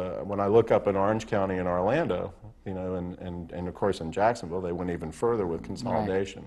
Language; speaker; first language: English; native; English